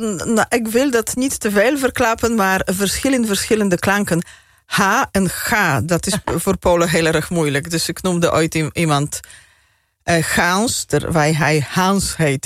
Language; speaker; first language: Dutch; non-native, fluent; Polish